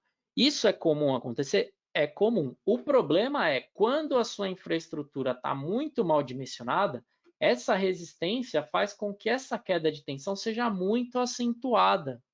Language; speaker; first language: Portuguese; native; Portuguese